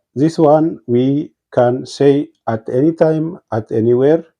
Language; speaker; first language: English; non-native, learner; Amharic